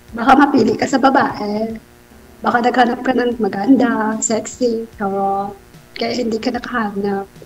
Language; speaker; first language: Filipino; native; Filipino